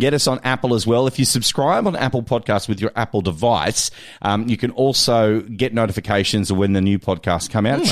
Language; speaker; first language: English; native; English